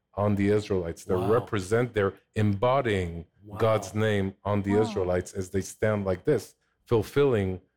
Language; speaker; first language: English; non-native, fluent; Hebrew